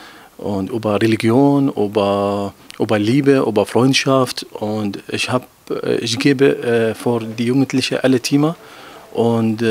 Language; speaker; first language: German; non-native, learner; Arabic